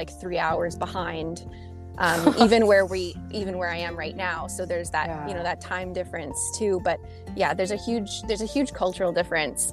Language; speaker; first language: English; native; English